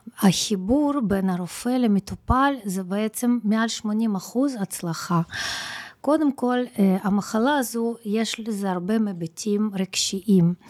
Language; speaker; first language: Hebrew; non-native, fluent; Russian